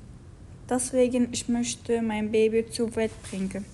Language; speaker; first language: German; non-native, learner; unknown